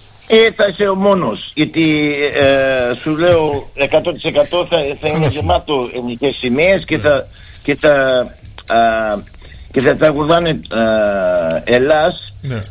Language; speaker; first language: Greek; early bilingual, heritage; Greek